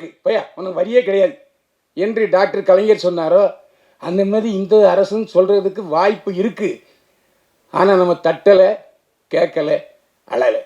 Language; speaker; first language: Tamil; native; Tamil